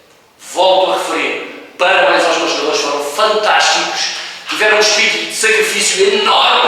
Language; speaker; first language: Portuguese; native; Portuguese